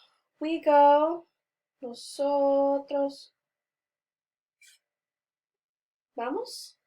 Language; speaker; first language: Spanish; non-native, fluent; English